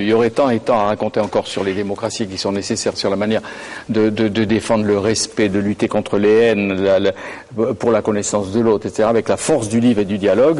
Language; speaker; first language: French; native; French